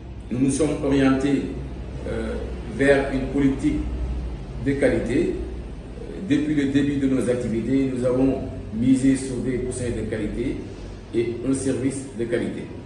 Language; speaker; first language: French; non-native, local second language; Wolof